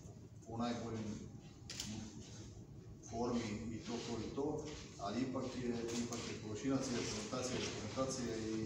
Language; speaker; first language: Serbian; non-native, learner; Bulgarian